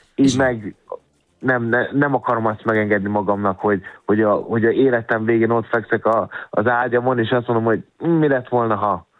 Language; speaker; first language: Hungarian; native; Hungarian